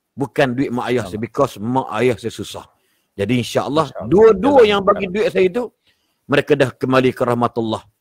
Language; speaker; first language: Malay; native; Malay